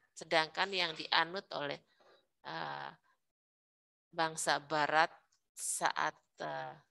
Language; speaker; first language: Indonesian; native; Indonesian